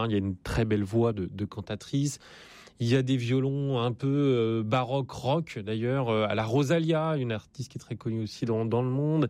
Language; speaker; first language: French; native; French